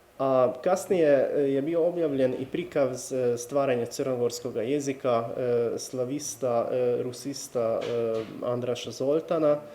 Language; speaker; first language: Bosnian; non-native, fluent; Hungarian